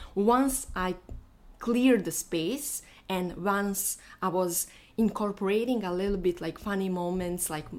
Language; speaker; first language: English; non-native, fluent; Bosnian